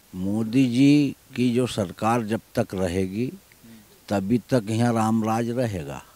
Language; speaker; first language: Hindi; native; Hindi